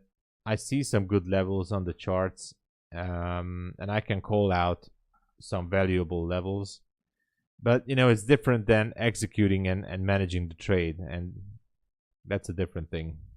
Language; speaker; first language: English; non-native, fluent; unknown